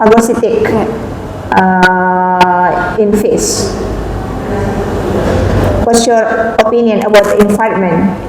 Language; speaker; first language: English; non-native, fluent; Indonesian